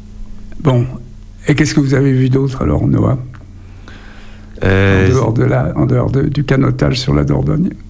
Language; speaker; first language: French; native; French